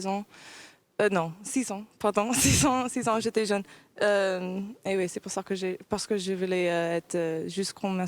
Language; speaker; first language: French; early bilingual, heritage; English